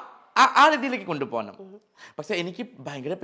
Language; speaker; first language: Malayalam; non-native, fluent; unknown